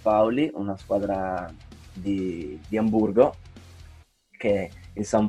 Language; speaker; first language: Italian; native; Italian